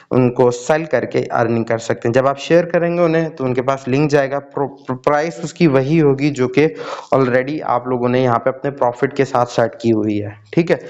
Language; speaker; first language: Urdu; native; Urdu